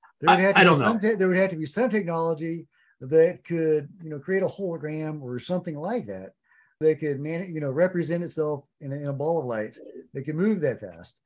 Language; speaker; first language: English; native; English